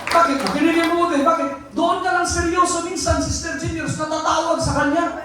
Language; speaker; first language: Filipino; non-native, local second language; Cebuano